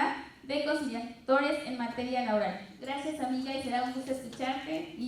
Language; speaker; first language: Spanish; native; Spanish